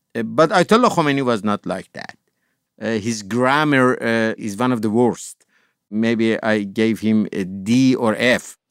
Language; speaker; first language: English; non-native, fluent; Persian